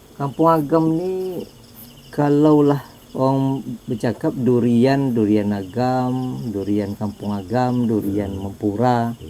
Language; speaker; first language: Malay; native; Malay